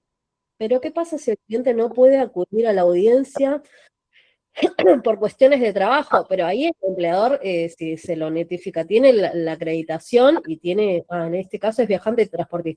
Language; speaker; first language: Spanish; native; Spanish